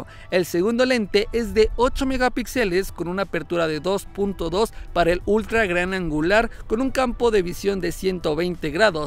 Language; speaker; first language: Spanish; native; Spanish